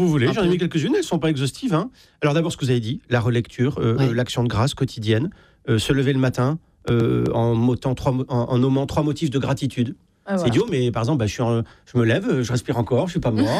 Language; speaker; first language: French; native; French